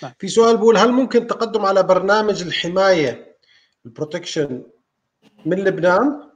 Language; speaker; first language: Arabic; native; Arabic